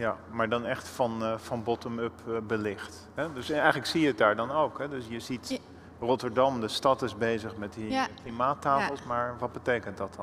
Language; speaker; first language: Dutch; native; Dutch